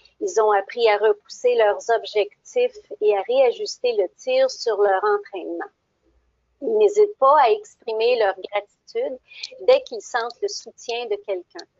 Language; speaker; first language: French; native; French